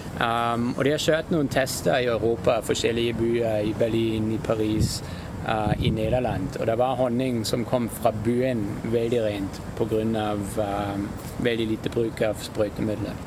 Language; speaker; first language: Norwegian; non-native, fluent; German